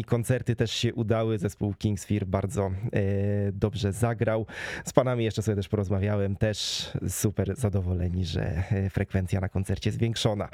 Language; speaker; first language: Polish; native; Polish